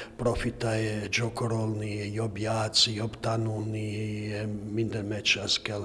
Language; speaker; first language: Hungarian; non-native, learner; Croatian